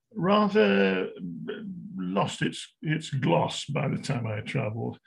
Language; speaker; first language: English; native; English